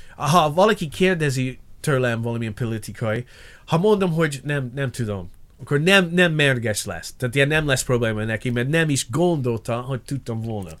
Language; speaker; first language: Hungarian; non-native, learner; English